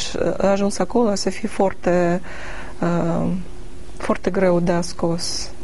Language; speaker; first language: Romanian; non-native, learner; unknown